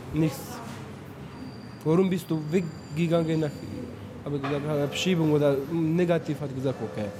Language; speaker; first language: German; non-native, learner; Pashto